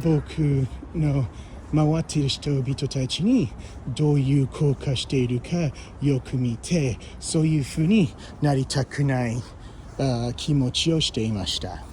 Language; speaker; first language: Japanese; non-native, fluent; English